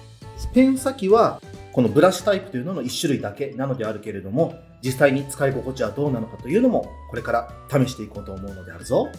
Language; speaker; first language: Japanese; native; Japanese